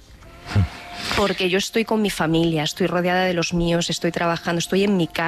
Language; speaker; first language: Spanish; native; Spanish